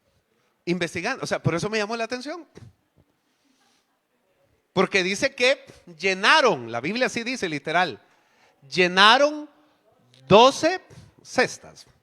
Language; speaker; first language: Spanish; native; Spanish